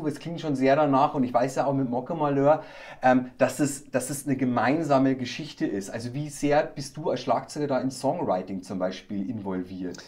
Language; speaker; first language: German; native; German